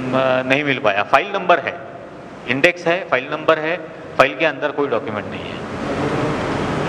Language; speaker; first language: Hindi; non-native, local second language; Marathi